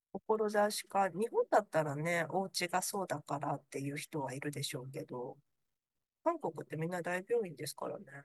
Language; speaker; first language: Japanese; early bilingual, other home language; Korean